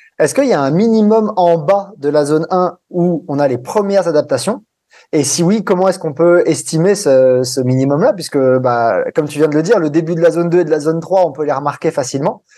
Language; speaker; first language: French; native; French